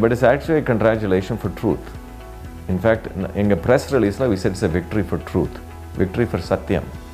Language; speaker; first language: Tamil; early bilingual, heritage; Tamil